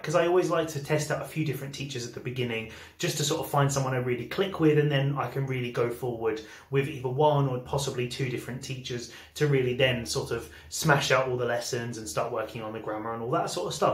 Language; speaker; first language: English; native; English